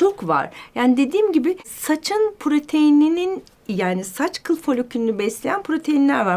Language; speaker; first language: Turkish; native; Turkish